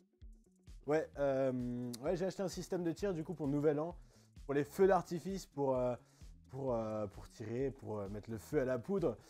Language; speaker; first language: French; native; French